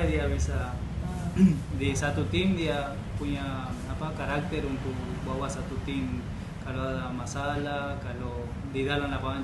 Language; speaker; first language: Indonesian; non-native, fluent; Spanish